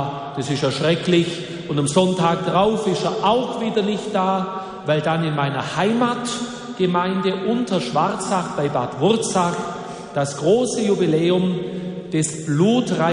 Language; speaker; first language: German; native; German